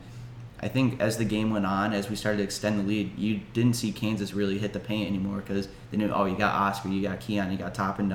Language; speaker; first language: English; native; English